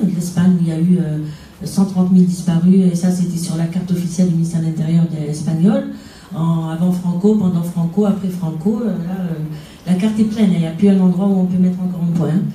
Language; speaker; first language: French; non-native, local second language; Arabic